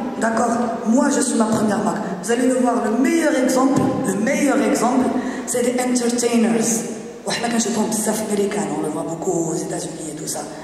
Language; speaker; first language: French; non-native, local second language; Arabic